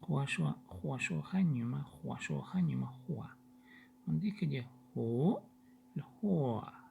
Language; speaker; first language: Chinese; non-native, learner; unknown